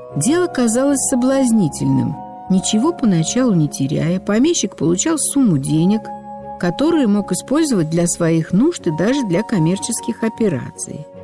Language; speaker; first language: Russian; native; Russian